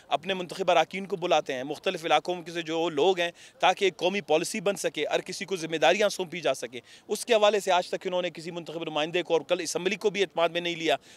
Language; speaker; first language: Urdu; non-native, local second language; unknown